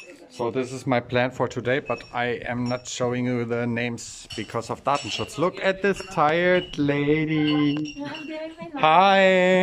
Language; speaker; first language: English; non-native, fluent; German